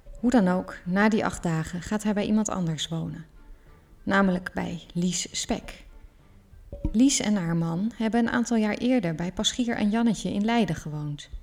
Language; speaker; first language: Dutch; native; Dutch